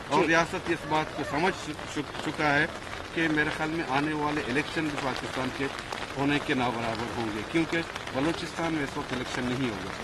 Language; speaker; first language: Urdu; non-native, local second language; Baluchi